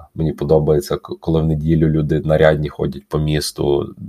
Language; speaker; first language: Ukrainian; native; Ukrainian